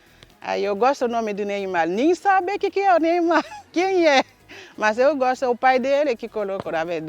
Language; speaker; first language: Portuguese; non-native, learner; Haitian Creole